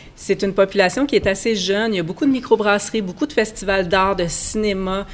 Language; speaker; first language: French; native; French